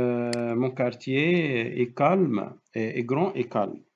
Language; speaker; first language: French; non-native, fluent; Arabic